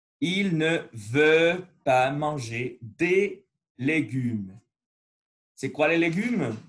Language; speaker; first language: French; non-native, learner; Spanish